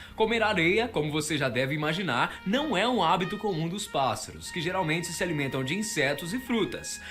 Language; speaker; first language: Portuguese; native; Portuguese